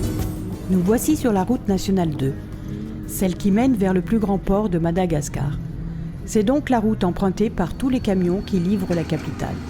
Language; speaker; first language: French; native; French